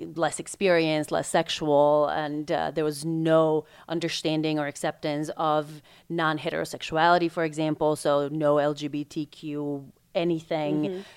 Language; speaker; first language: English; non-native, fluent; Macedonian